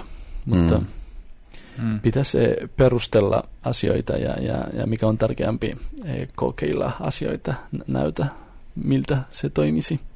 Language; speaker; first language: Finnish; non-native, fluent; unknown